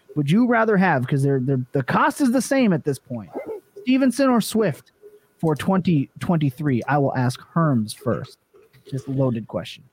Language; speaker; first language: English; native; English